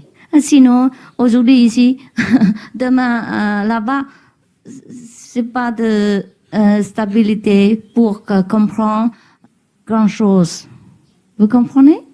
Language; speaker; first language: French; non-native, learner; Vietnamese